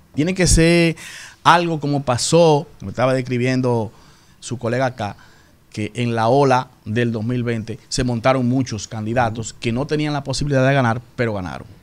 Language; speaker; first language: Spanish; native; Spanish